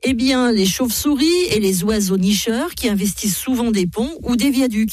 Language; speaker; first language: French; native; French